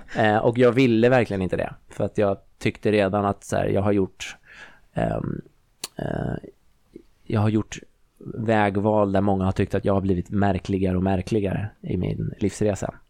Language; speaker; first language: Swedish; native; Swedish